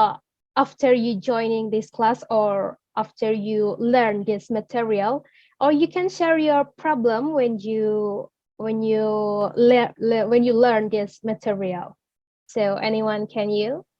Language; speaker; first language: English; non-native, learner; Indonesian